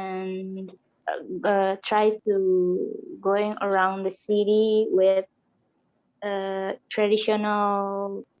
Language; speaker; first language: English; non-native, learner; Indonesian